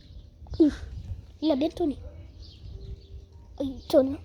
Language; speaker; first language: French; native; French